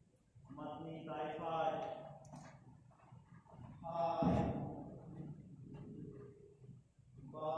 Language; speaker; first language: Vietnamese; non-native, learner; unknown